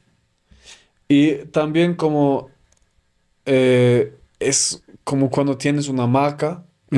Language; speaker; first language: Spanish; non-native, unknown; German